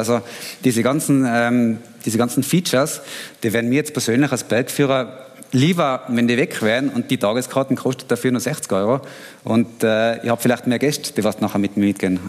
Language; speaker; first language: German; native; German